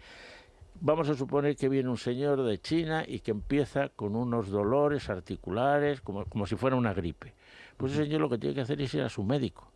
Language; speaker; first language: Spanish; native; Spanish